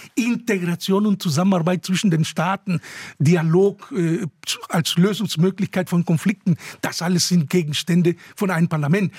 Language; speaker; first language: German; non-native, fluent; Spanish